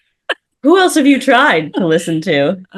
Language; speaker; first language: English; native; English